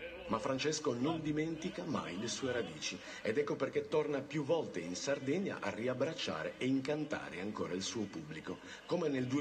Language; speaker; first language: Italian; native; Italian